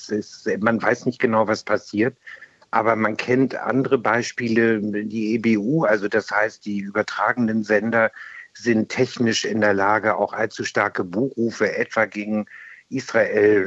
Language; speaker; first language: German; native; German